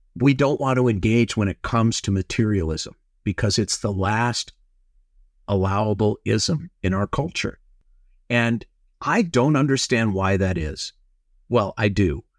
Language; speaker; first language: English; native; English